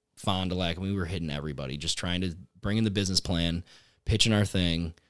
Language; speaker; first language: English; native; English